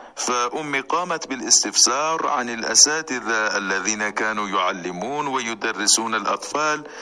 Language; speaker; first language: Arabic; non-native, fluent; Persian